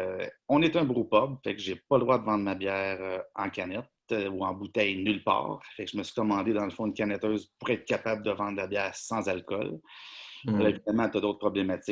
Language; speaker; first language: French; native; French